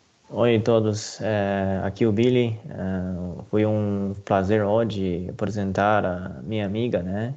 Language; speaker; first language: Portuguese; non-native, fluent; Chinese